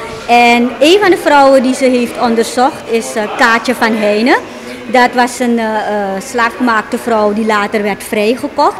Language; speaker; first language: Dutch; native; Dutch